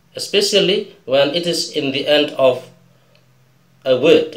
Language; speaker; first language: English; non-native, fluent; Indonesian